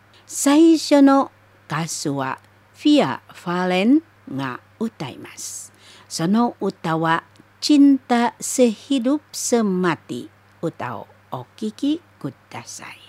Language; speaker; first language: Japanese; non-native, learner; Indonesian